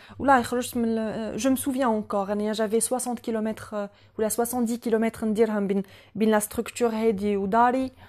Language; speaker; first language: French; non-native, local second language; Arabic